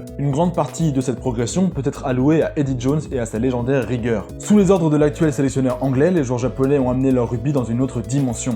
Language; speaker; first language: French; native; French